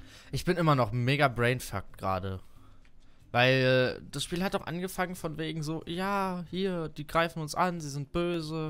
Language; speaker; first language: German; native; German